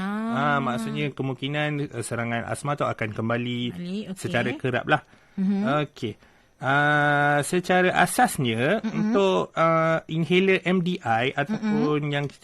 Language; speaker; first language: Malay; native; Malay